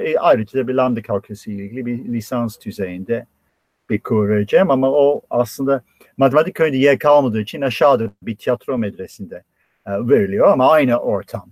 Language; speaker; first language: Turkish; non-native, fluent; English